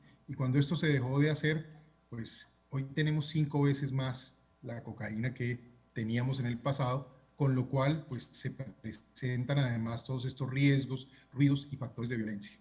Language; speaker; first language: Spanish; native; Spanish